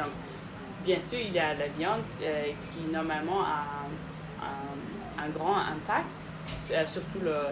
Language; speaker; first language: French; non-native, fluent; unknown